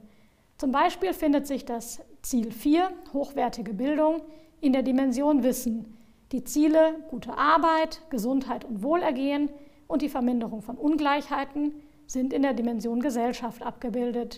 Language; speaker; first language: German; native; German